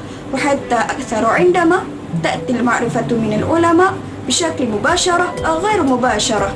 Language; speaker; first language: Arabic; non-native, learner; Malay